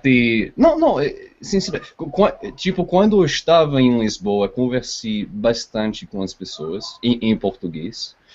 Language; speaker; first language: Portuguese; non-native, fluent; English